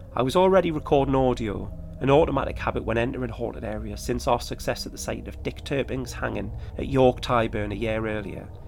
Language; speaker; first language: English; native; English